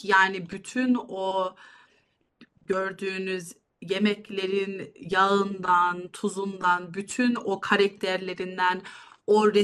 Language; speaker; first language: Turkish; early bilingual, heritage; Turkish